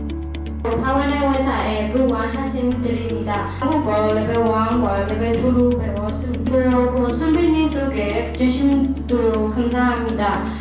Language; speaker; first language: Korean; non-native, learner; Burmese